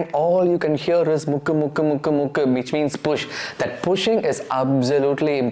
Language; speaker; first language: English; non-native, local second language; Tamil